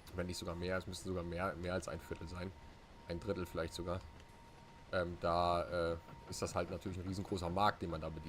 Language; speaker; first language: German; native; German